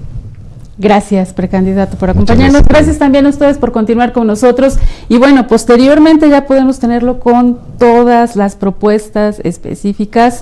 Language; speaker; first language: Spanish; native; Spanish